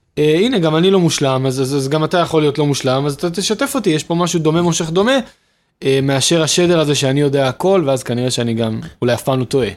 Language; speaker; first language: Hebrew; native; Hebrew